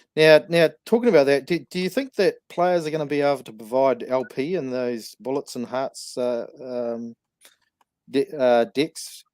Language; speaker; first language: English; native; English